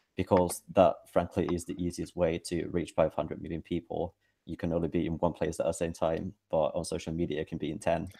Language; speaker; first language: English; non-native, fluent; Finnish